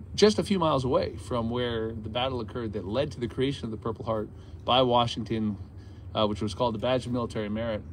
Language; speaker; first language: English; native; English